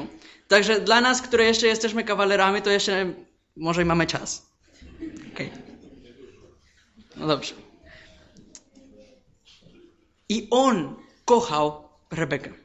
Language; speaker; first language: Polish; non-native, fluent; Spanish